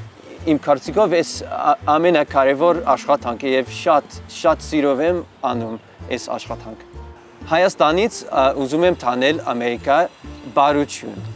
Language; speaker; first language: Armenian; non-native, learner; English